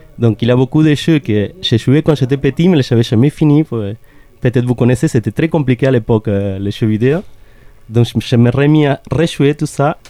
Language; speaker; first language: French; non-native, fluent; Spanish